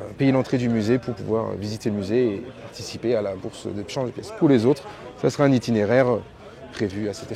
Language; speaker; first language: French; native; French